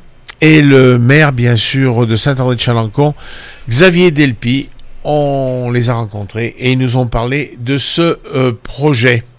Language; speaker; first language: French; native; French